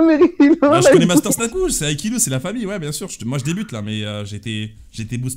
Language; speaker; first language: French; native; French